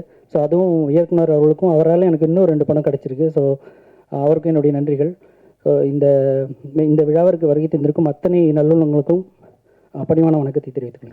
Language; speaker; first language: Tamil; native; Tamil